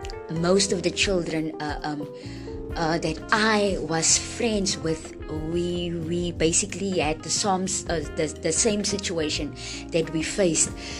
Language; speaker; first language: English; non-native, local second language; Afrikaans